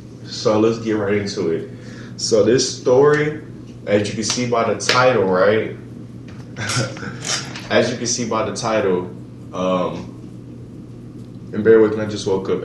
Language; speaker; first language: English; native; English